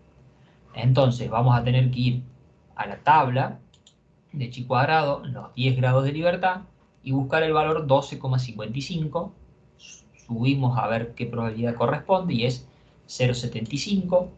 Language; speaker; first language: Spanish; native; Spanish